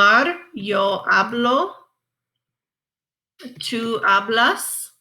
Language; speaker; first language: Spanish; non-native, fluent; English